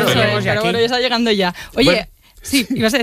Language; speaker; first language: Spanish; native; Spanish